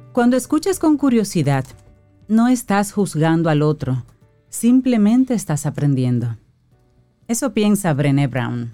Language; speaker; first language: Spanish; native; Spanish